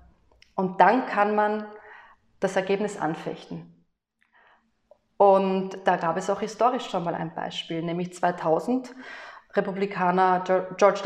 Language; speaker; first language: German; native; German